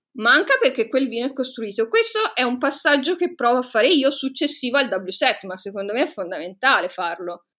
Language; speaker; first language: Italian; native; Italian